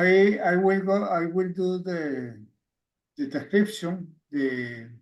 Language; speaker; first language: English; non-native, learner; Spanish